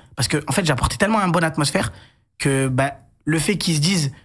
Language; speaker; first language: French; native; French